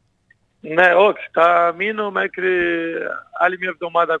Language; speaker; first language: Greek; non-native, learner; Portuguese